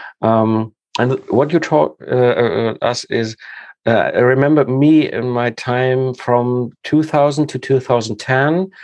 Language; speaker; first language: English; non-native, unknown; German